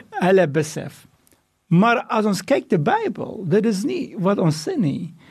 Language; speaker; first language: Afrikaans; non-native, fluent; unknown